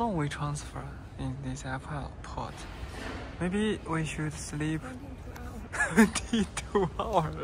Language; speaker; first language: English; non-native, learner; Chinese